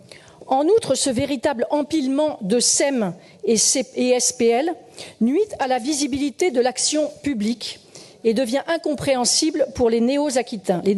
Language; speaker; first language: French; native; French